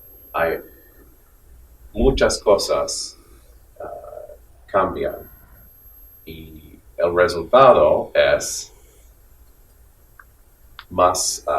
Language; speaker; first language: Spanish; non-native, fluent; English